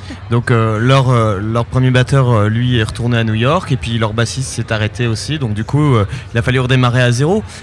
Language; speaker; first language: French; native; French